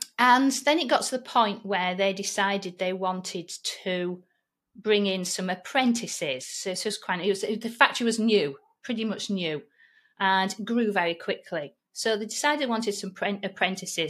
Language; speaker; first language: English; native; English